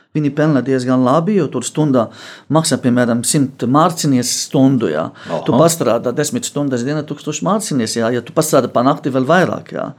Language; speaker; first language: Latvian; non-native, fluent; Arabic